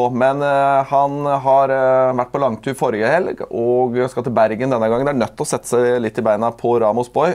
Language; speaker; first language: Norwegian; native; Norwegian